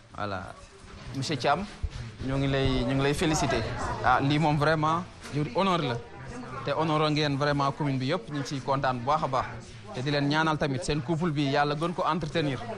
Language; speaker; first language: Wolof; native; Wolof